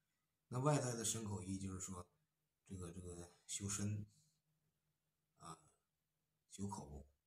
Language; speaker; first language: Chinese; native; Chinese